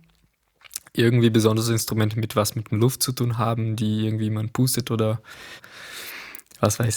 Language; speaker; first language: German; non-native, fluent; Portuguese